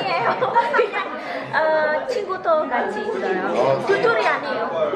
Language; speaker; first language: Korean; non-native, learner; Indonesian